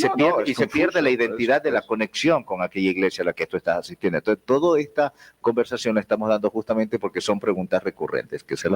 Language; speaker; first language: Spanish; native; Spanish